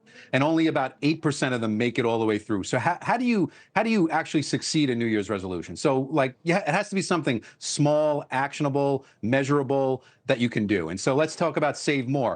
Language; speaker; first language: English; native; English